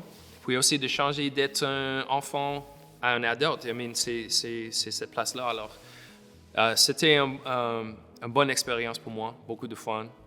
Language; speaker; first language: French; non-native, local second language; English